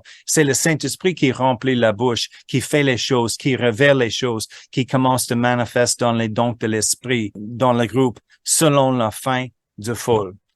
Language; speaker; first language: French; non-native, fluent; English